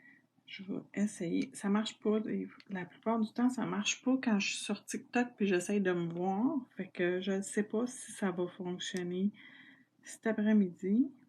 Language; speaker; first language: French; native; French